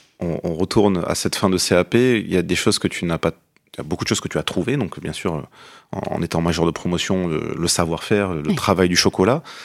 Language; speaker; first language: French; native; French